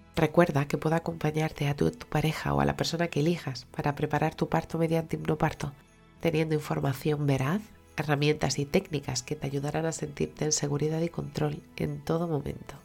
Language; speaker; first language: Spanish; native; Spanish